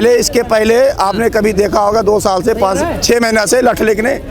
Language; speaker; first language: Hindi; native; Hindi